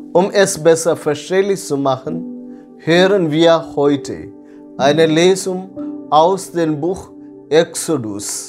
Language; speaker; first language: German; non-native, fluent; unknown